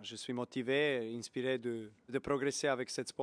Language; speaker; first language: French; non-native, learner; Serbian